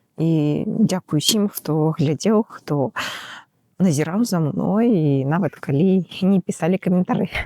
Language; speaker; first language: Belarusian; non-native, local second language; Russian